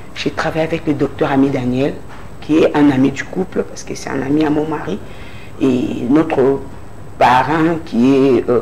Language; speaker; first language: French; non-native, local second language; Lingala